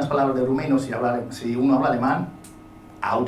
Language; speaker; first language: Spanish; non-native, fluent; Italian